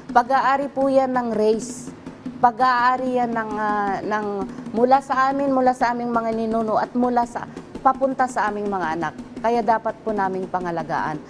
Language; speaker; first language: Filipino; non-native, local second language; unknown